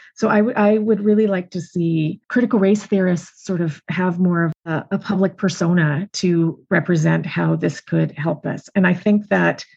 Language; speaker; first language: English; native; English